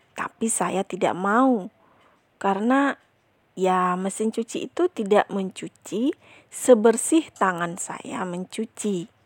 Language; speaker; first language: Indonesian; non-native, local second language; Minangkabau